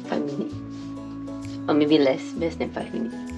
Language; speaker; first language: English; non-native, learner; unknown